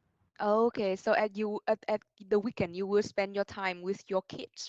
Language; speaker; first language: English; non-native, fluent; Vietnamese